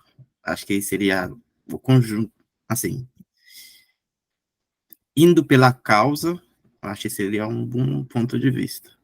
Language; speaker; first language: Portuguese; non-native, fluent; Haitian Creole